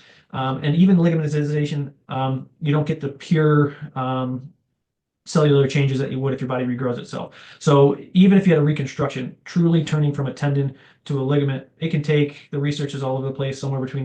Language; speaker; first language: English; native; English